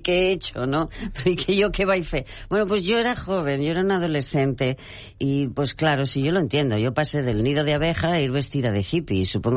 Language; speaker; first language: Catalan; non-native, local second language; Spanish